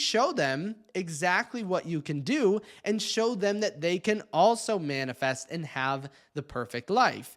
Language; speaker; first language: English; native; English